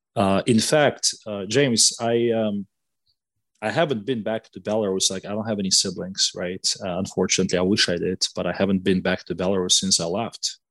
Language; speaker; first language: English; non-native, fluent; Russian